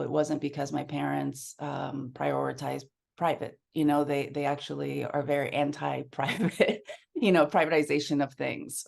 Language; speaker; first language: English; early bilingual, other home language; Spanish